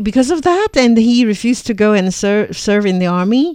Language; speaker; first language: English; non-native, fluent; Chinese